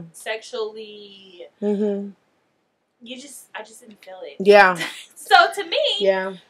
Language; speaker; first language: English; native; English